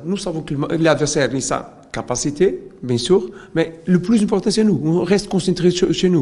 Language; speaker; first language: French; non-native, learner; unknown